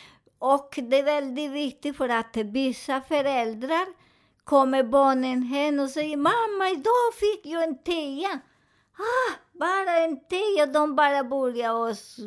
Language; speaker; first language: Swedish; non-native, learner; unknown